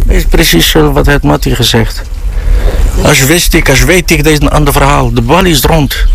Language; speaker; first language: Dutch; non-native, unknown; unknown